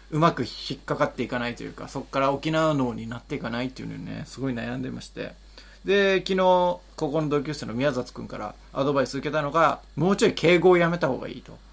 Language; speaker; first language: Japanese; native; Japanese